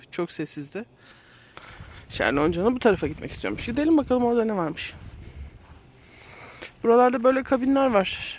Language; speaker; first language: Turkish; native; Turkish